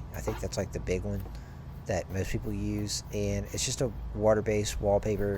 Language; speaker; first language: English; native; English